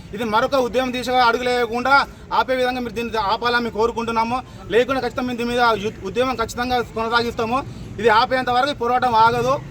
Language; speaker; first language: Telugu; native; Telugu